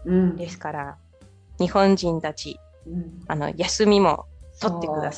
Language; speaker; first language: Japanese; non-native, fluent; Spanish